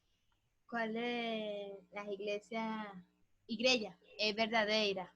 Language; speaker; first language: Portuguese; non-native, learner; Spanish